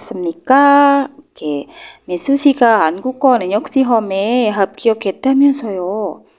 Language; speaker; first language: Korean; non-native, learner; Indonesian